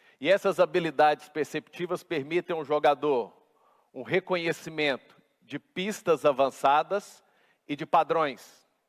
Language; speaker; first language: Portuguese; native; Portuguese